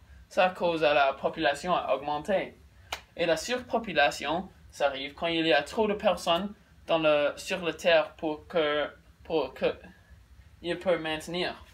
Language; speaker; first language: French; non-native, learner; English